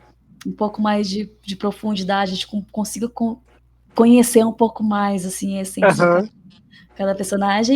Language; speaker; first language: Portuguese; native; Portuguese